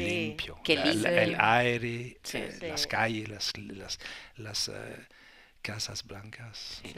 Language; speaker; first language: Spanish; non-native, learner; French